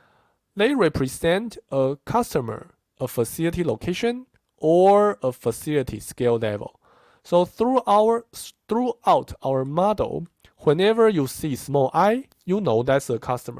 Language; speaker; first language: English; non-native, fluent; Chinese